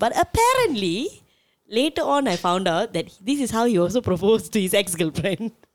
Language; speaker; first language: English; non-native, local second language; Tamil